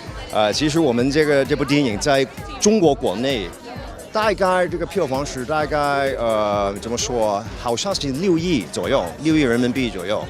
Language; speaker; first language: Chinese; early bilingual, heritage; Chinese